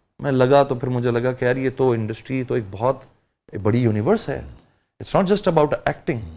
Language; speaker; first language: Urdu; early bilingual, heritage; Urdu